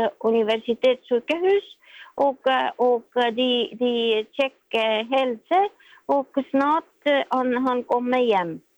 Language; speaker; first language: Norwegian; non-native, learner; Estonian